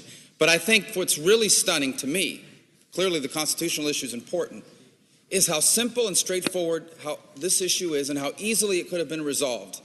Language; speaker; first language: English; native; English